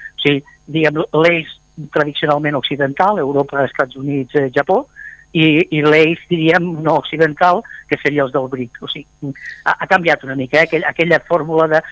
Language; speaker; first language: Catalan; native; Catalan